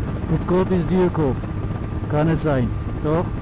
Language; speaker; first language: Dutch; non-native, fluent; Turkish